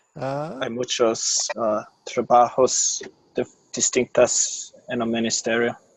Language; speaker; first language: Spanish; non-native, fluent; English